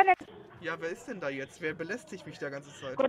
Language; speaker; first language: German; native; German